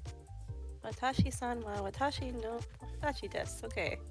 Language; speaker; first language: Japanese; non-native, learner; English